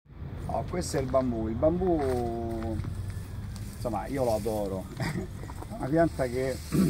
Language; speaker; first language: Italian; native; Italian